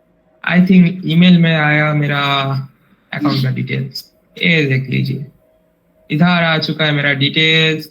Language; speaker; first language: Hindi; non-native, fluent; Bangla